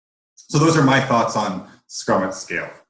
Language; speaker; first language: English; native; English